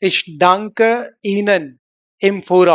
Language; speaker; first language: German; non-native, fluent; Hindi